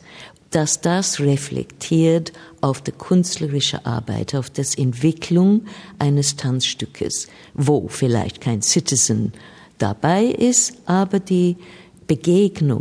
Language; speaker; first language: German; non-native, fluent; English